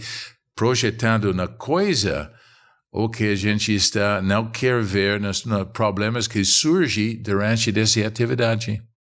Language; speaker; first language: Portuguese; non-native, fluent; English